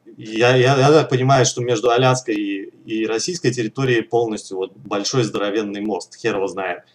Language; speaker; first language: Russian; native; Russian